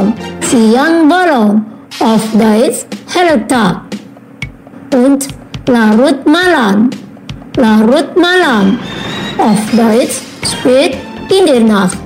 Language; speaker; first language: German; non-native, learner; Indonesian